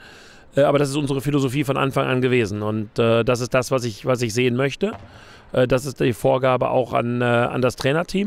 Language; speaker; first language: German; native; German